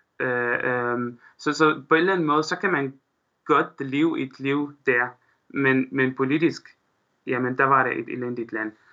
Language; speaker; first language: Danish; non-native, fluent; Arabic